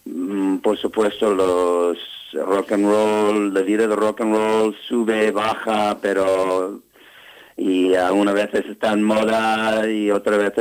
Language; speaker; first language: Spanish; non-native, fluent; English